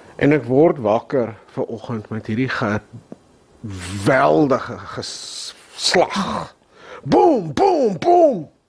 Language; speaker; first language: Afrikaans; non-native, local second language; English